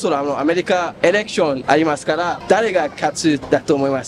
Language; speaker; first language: Japanese; non-native, learner; English